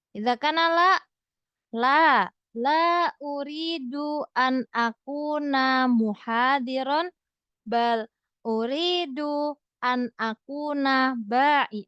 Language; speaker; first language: Arabic; non-native, fluent; Indonesian